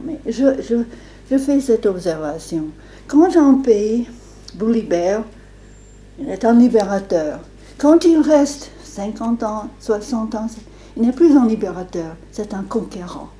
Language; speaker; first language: French; non-native, fluent; English